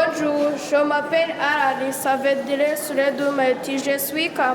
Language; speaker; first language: French; non-native, learner; Kinyarwanda